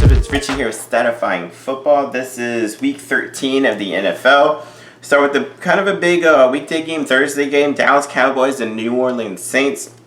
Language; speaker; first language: English; native; English